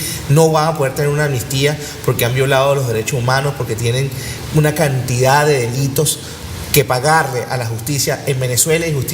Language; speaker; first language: Spanish; native; Spanish